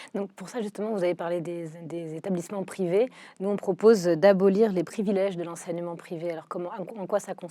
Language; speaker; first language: French; native; French